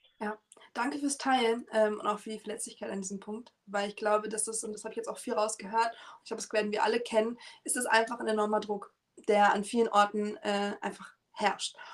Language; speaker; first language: German; native; German